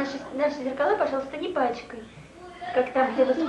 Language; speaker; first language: Russian; native; Russian